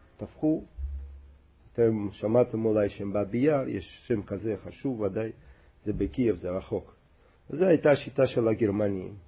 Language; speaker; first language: Hebrew; non-native, fluent; Russian